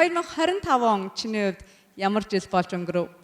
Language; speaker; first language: Mongolian; native; Mongolian